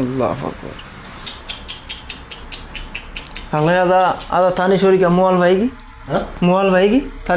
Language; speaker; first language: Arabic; non-native, learner; Bangla